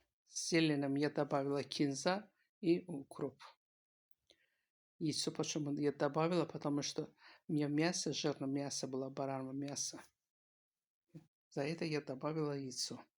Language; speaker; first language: Russian; non-native, local second language; Azerbaijani